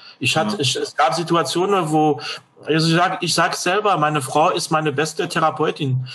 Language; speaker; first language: German; non-native, fluent; French